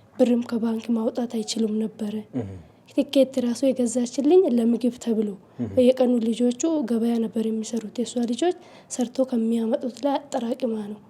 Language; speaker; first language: Amharic; non-native, local second language; Oromo